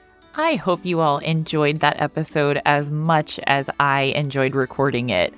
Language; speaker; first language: English; native; English